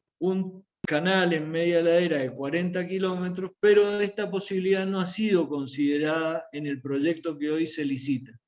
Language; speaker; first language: Spanish; native; Spanish